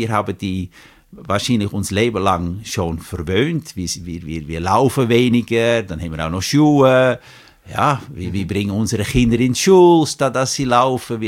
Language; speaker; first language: German; native; German